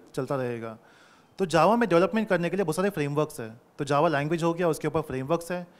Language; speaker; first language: Hindi; non-native, local second language; Telugu